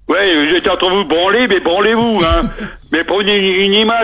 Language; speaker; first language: French; native; French